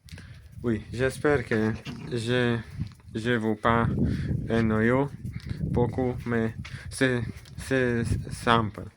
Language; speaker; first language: French; non-native, learner; Romanian